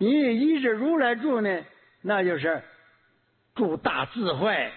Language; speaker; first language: Chinese; native; Chinese